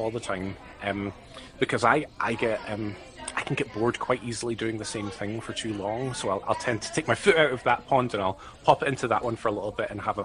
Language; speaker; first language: English; native; English